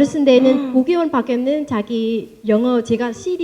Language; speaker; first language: Korean; non-native, learner; Vietnamese